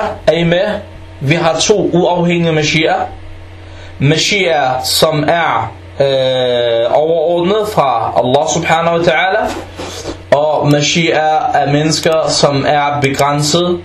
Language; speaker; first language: Danish; early bilingual, other home language; Arabic